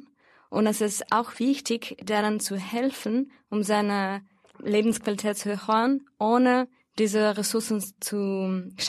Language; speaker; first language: German; non-native, fluent; Russian